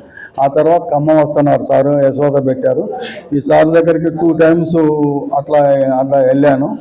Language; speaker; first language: Telugu; native; Telugu